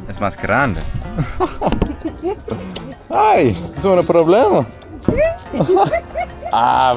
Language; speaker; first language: Spanish; non-native, learner; English